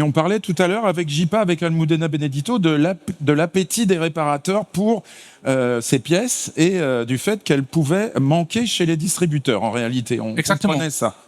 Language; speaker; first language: French; native; French